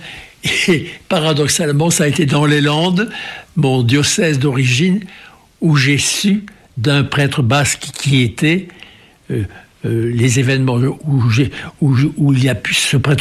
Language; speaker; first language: French; native; French